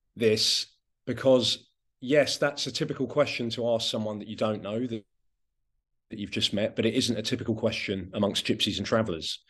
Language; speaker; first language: English; non-native, local second language; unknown